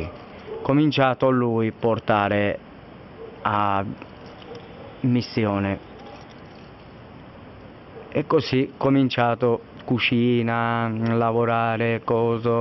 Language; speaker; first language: Italian; non-native, learner; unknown